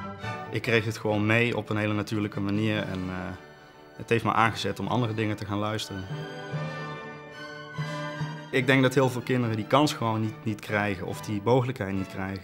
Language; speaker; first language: Dutch; native; Dutch